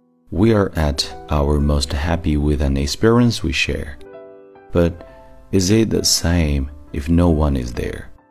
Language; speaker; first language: English; non-native, fluent; Chinese